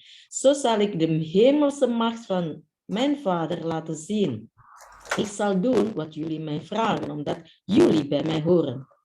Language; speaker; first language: Dutch; non-native, fluent; Indonesian